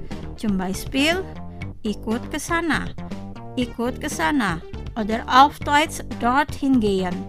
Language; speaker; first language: German; non-native, fluent; Indonesian